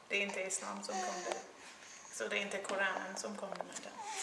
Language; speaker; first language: Swedish; non-native, fluent; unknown